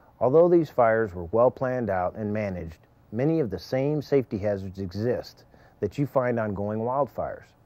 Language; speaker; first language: English; native; English